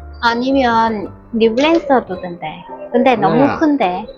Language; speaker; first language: Korean; non-native, learner; Vietnamese